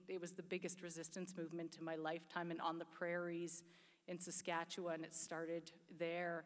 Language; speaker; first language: English; native; English